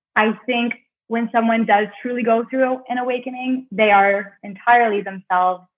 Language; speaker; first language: English; native; English